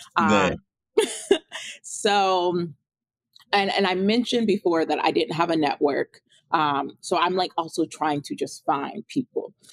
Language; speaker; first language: English; native; English